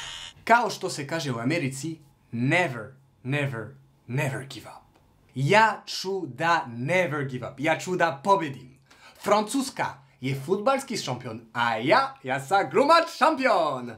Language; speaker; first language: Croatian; non-native, learner; French